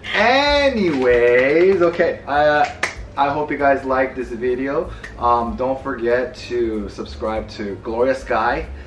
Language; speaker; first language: English; native; English